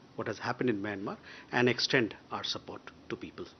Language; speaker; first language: English; non-native, local second language; Hindi